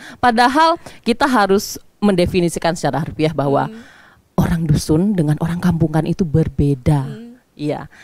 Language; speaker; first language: Indonesian; non-native, local second language; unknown